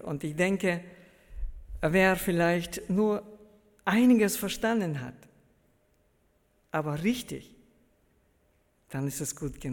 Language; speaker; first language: German; early bilingual, heritage; German